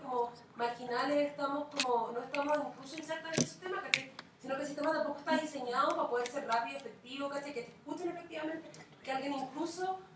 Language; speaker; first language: Spanish; native; Spanish